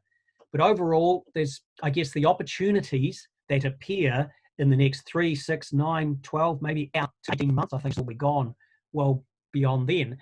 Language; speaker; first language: English; native; English